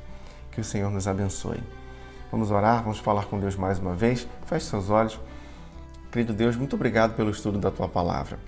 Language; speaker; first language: Portuguese; native; Portuguese